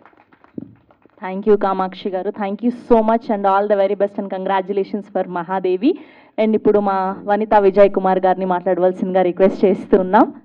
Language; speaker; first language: Telugu; native; Telugu